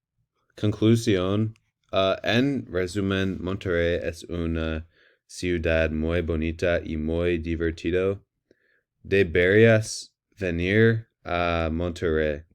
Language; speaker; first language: Spanish; non-native, learner; English